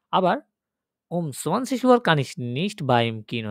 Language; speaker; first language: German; non-native, fluent; Bangla